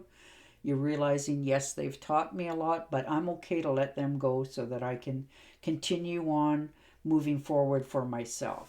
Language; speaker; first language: English; native; English